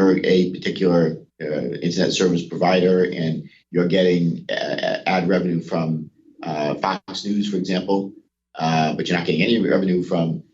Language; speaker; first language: English; native; English